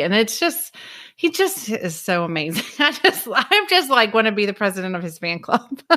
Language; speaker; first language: English; native; English